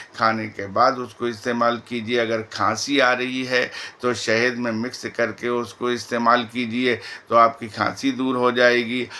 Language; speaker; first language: Urdu; native; Urdu